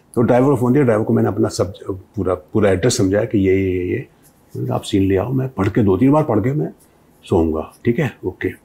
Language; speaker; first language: Hindi; native; Hindi